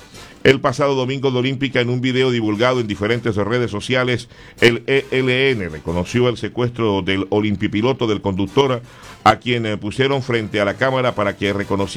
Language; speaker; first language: Spanish; native; Spanish